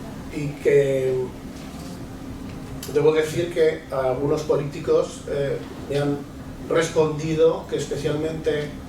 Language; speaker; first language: Spanish; native; Spanish